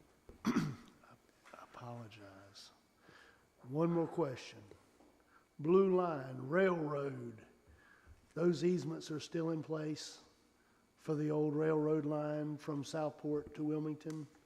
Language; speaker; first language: English; native; English